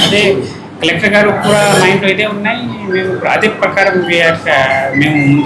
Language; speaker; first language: Telugu; non-native, fluent; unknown